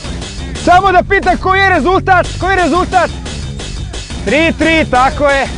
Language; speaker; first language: Serbian; native; Serbian